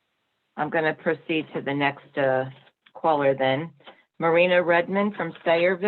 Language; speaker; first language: English; native; English